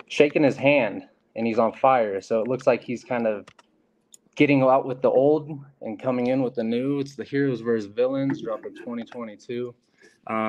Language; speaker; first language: English; native; English